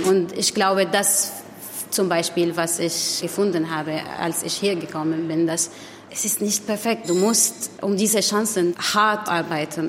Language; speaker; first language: German; non-native, learner; Arabic